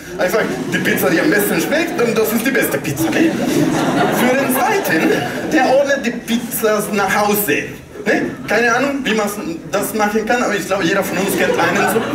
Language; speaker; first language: German; non-native, fluent; Spanish